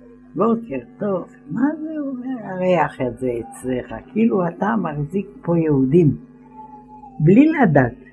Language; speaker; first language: Hebrew; non-native, fluent; Ladino